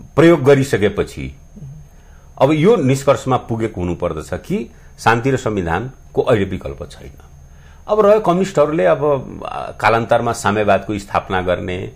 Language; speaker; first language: Nepali; non-native, local second language; Bhojpuri